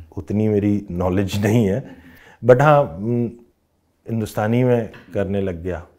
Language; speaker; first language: Hindi; non-native, local second language; Rajasthani